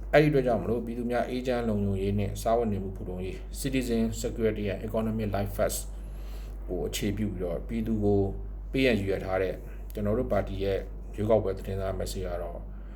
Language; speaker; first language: Burmese; non-native, local second language; Hakha Chin